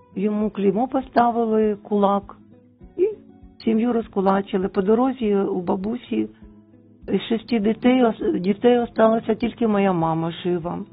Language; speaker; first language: Ukrainian; non-native, local second language; Russian